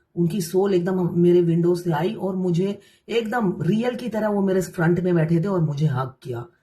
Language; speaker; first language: Hindi; non-native, local second language; Bangla